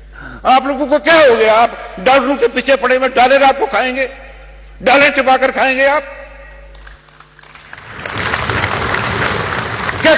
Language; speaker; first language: Urdu; native; Urdu